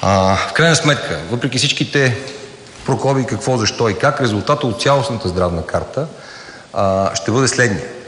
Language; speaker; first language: Bulgarian; native; Bulgarian